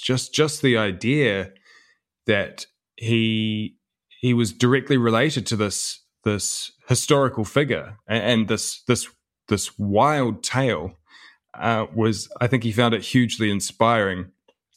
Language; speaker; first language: English; native; English